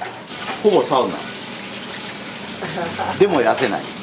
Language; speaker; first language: Japanese; native; Japanese